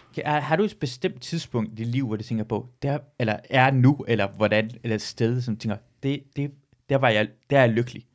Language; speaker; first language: Danish; early bilingual, other home language; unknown